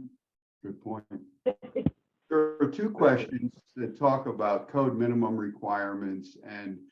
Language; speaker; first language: English; native; English